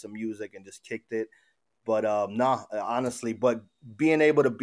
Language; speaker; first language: English; native; English